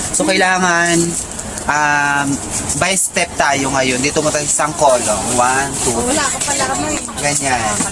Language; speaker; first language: Filipino; non-native, local second language; Cebuano